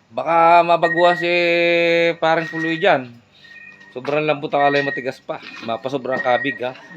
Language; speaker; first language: Filipino; native; Filipino